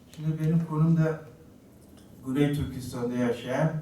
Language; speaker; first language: Turkish; non-native, fluent; Uzbek